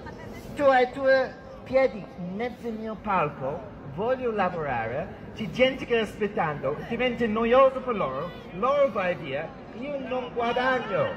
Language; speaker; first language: Italian; non-native, fluent; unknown